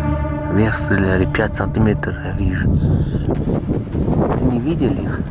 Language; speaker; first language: Russian; non-native, local second language; Tajik